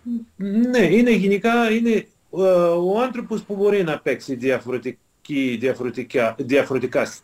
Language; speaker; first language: Greek; non-native, fluent; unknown